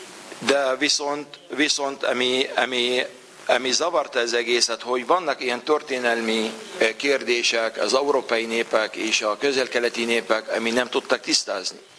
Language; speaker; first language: Hungarian; non-native, fluent; Arabic